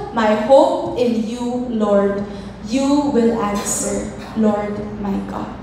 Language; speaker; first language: English; non-native, local second language; Filipino